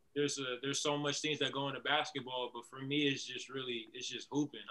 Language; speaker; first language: English; native; English